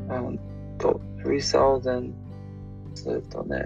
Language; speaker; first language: Japanese; non-native, learner; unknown